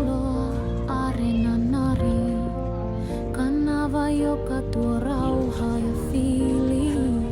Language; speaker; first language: Finnish; non-native, learner; Thai